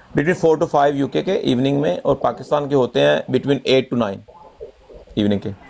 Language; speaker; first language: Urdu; non-native, local second language; Punjabi